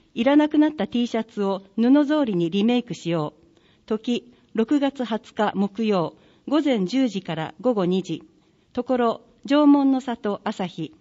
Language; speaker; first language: Japanese; native; Japanese